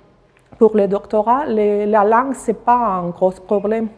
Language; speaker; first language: French; non-native, learner; Spanish